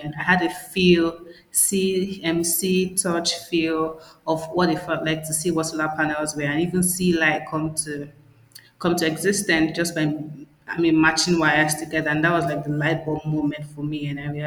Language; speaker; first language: English; non-native, local second language; Igbo